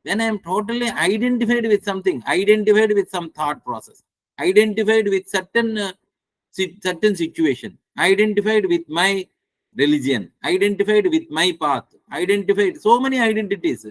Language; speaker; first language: English; non-native, local second language; Telugu